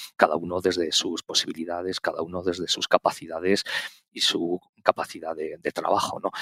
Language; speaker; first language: Spanish; native; Spanish